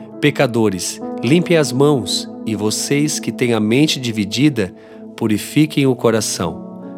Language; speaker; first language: Portuguese; native; Portuguese